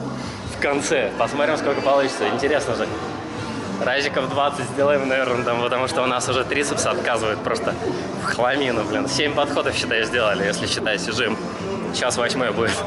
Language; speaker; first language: Russian; native; Russian